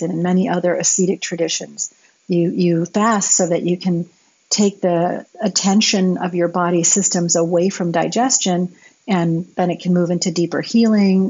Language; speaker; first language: English; native; English